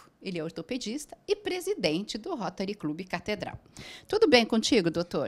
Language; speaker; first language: Portuguese; native; Portuguese